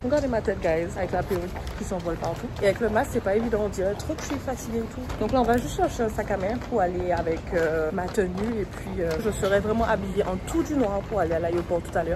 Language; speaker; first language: French; native; French